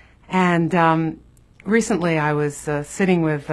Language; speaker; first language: English; native; English